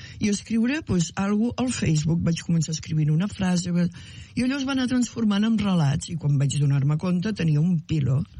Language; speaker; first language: Catalan; native; Catalan